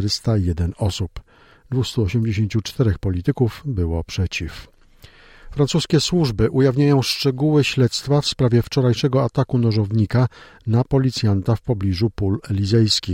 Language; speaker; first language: Polish; native; Polish